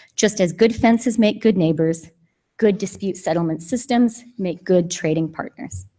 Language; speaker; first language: English; native; English